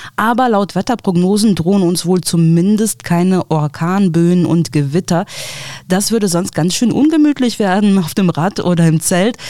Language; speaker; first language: German; early bilingual, other home language; Russian